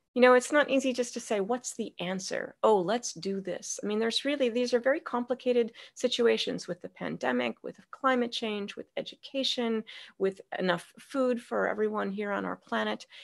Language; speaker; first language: English; native; English